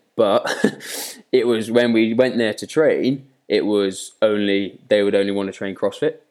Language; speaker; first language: English; native; English